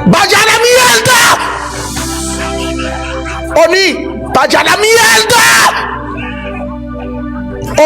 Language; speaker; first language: Spanish; non-native, learner; Haitian Creole